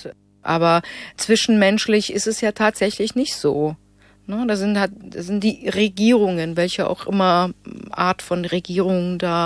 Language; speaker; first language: German; native; German